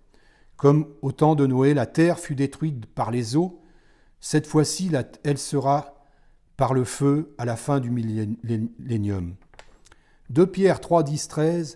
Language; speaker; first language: French; native; French